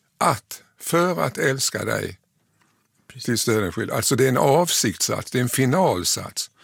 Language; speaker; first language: Swedish; native; Swedish